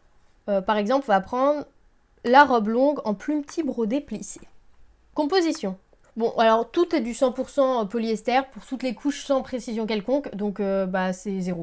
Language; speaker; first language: French; native; French